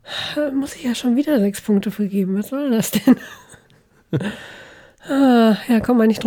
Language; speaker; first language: German; native; German